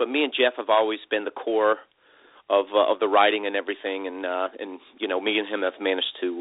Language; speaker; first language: English; native; English